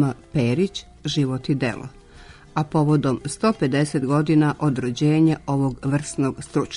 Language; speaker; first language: Serbian; native; Serbian